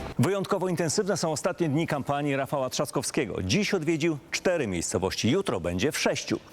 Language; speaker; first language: Polish; native; Polish